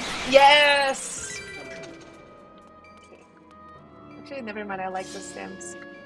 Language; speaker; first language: English; non-native, fluent; Korean